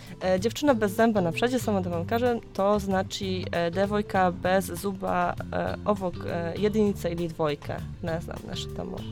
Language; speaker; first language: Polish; non-native, learner; Serbian